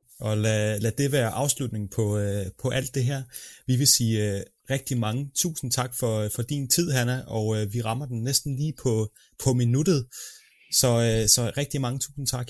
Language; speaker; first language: Danish; native; Danish